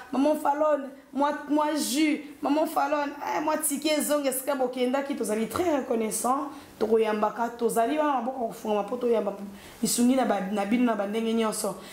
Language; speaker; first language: Lingala; native; Lingala